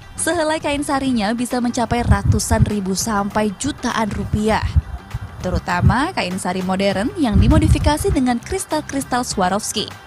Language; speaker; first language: Indonesian; native; Indonesian